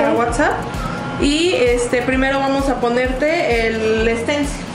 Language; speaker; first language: Spanish; native; Spanish